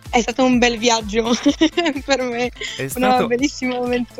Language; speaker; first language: Italian; non-native, fluent; Bulgarian